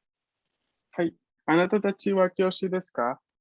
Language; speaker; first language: Japanese; non-native, fluent; Spanish